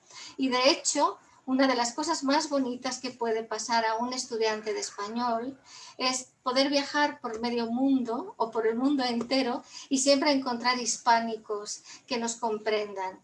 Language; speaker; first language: Spanish; native; Spanish